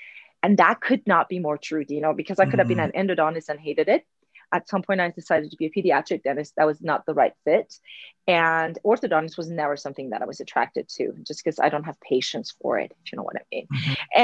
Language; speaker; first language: English; non-native, fluent; Persian